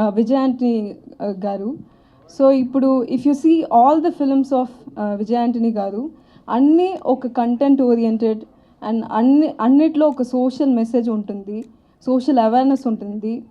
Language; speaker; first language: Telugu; non-native, learner; Tamil